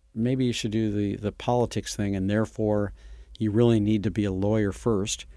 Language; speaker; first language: English; native; English